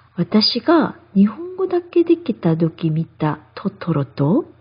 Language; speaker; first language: Japanese; non-native, fluent; Korean